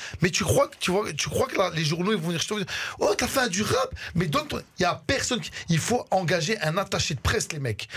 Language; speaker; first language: French; early bilingual, other home language; Arabic